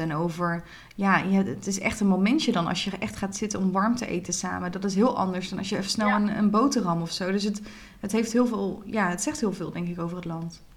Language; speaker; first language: Dutch; native; Dutch